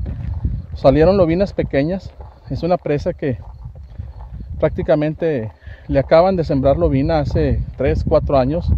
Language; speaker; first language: Spanish; native; Spanish